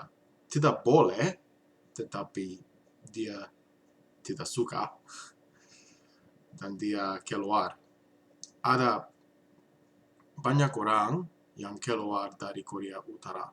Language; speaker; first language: Indonesian; non-native, learner; English